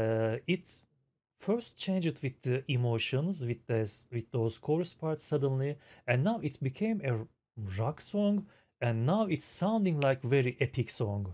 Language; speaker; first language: English; non-native, fluent; Turkish